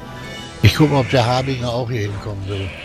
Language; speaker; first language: German; native; German